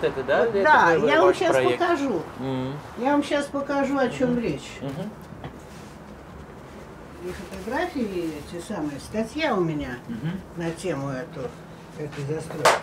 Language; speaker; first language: Russian; native; Russian